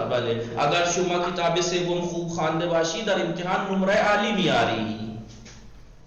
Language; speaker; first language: Persian; non-native, fluent; Urdu